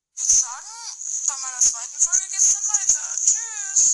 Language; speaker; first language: German; native; German